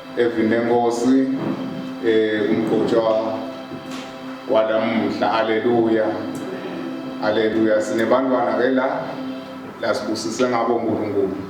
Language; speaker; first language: Zulu; non-native, local second language; Swati